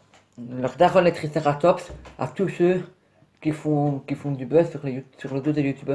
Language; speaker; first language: French; native; French